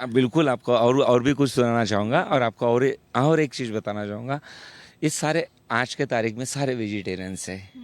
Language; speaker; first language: Hindi; native; Hindi